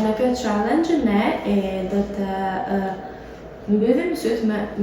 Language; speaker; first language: Albanian; early bilingual, heritage; Albanian